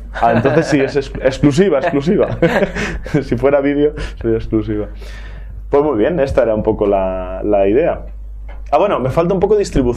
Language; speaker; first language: Spanish; native; Spanish